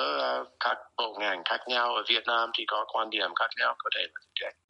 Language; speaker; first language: Vietnamese; non-native, fluent; English